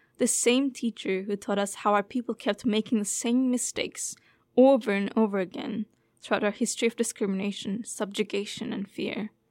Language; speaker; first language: English; non-native, fluent; Turkish